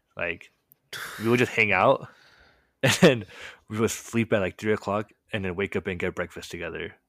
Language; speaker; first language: English; early bilingual, other home language; Korean